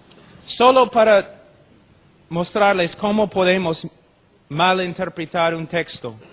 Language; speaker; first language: Spanish; non-native, fluent; English